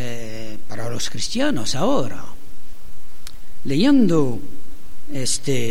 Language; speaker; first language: Spanish; non-native, learner; French